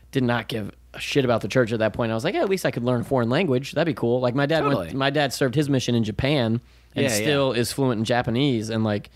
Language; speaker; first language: English; native; English